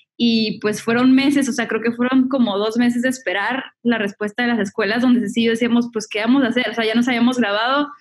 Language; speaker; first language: Spanish; native; Spanish